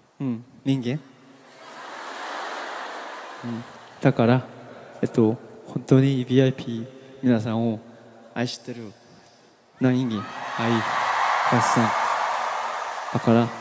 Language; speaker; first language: Japanese; non-native, learner; Korean